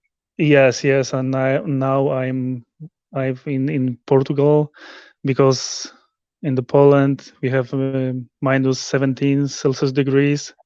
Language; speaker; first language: English; non-native, learner; Polish